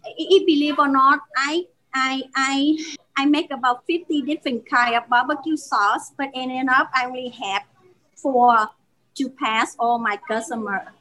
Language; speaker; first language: English; non-native, learner; Vietnamese